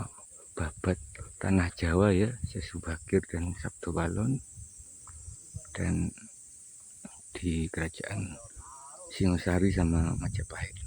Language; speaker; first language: Indonesian; non-native, local second language; Javanese